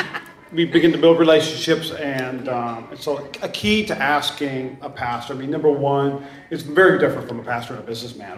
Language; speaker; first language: English; native; English